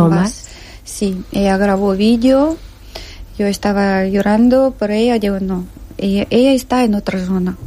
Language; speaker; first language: Spanish; non-native, learner; Ukrainian